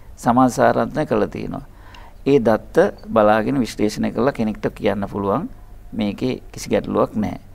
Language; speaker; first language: Sinhala; native; Sinhala